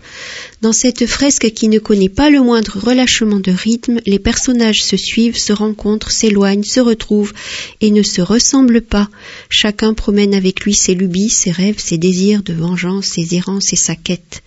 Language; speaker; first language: French; native; French